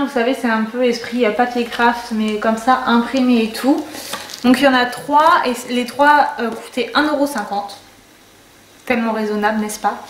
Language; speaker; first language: French; native; French